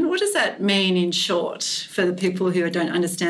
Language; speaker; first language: English; native; English